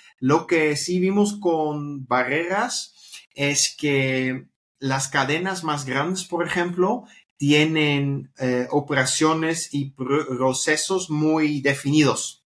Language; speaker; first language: Spanish; non-native, fluent; Dutch